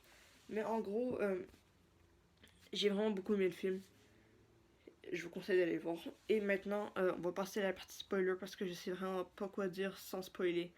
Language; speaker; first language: French; native; French